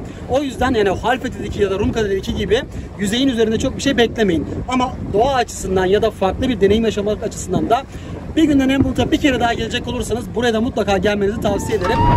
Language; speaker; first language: Turkish; native; Turkish